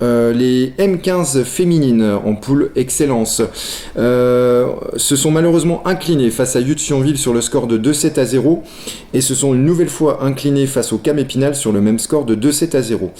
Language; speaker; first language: French; native; French